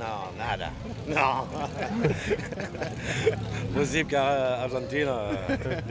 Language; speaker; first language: Spanish; non-native, learner; French